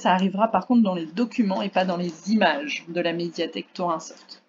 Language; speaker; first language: French; native; French